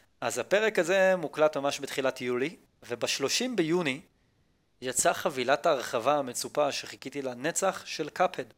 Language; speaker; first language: Hebrew; native; Hebrew